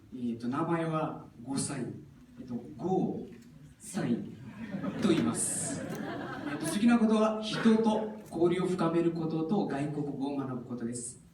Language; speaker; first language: Japanese; non-native, fluent; Nepali